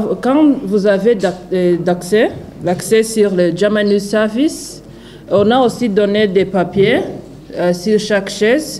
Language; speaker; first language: French; non-native, fluent; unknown